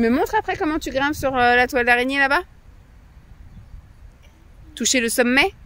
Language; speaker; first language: French; native; French